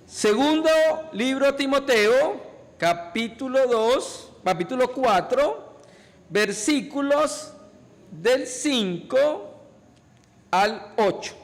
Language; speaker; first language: Spanish; native; Spanish